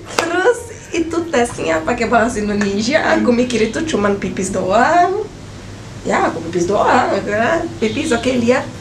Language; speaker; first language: Indonesian; non-native, fluent; Portuguese